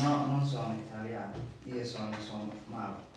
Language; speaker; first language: Italian; non-native, learner; Somali